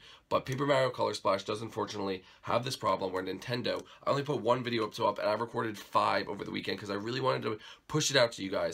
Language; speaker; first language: English; native; English